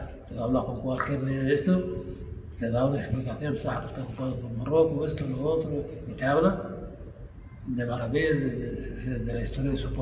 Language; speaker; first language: Spanish; non-native, local second language; Arabic